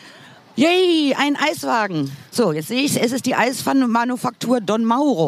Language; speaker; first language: German; native; German